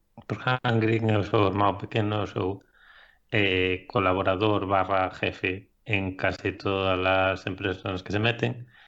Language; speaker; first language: Galician; non-native, local second language; Spanish